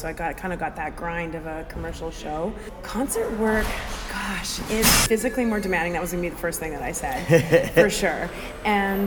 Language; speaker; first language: English; native; English